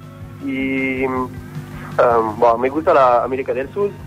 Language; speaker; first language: Spanish; non-native, learner; French